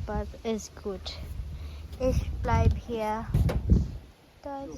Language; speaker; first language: German; non-native, learner; Filipino